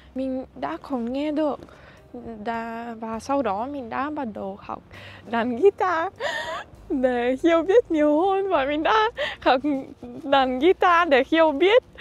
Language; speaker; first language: Vietnamese; non-native, fluent; Russian